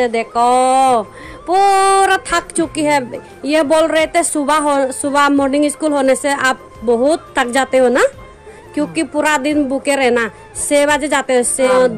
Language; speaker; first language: Hindi; non-native, local second language; Chakma